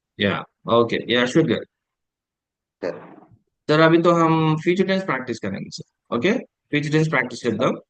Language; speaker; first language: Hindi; non-native, local second language; Telugu